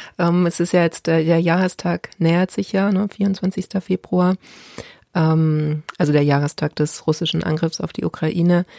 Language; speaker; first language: German; native; German